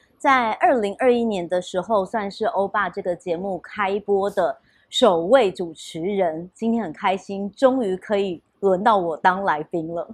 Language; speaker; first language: Chinese; native; Chinese